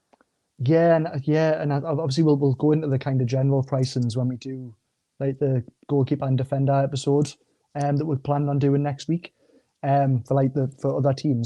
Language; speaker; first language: English; native; English